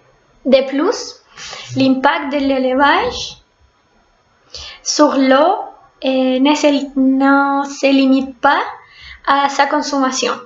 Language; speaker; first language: French; non-native, fluent; Spanish